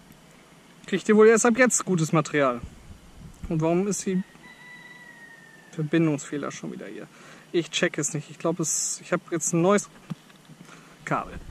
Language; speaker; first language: German; native; German